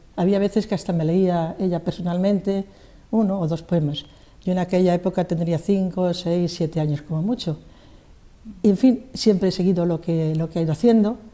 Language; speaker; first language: Spanish; native; Spanish